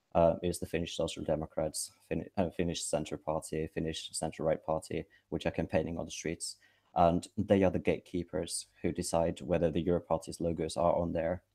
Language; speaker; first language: English; non-native, fluent; Finnish